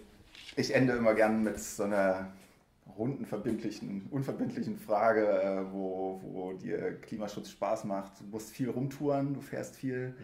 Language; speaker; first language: German; native; German